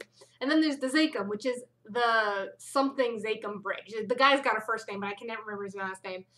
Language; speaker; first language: English; native; English